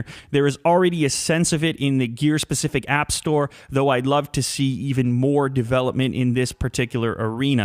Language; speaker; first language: English; native; English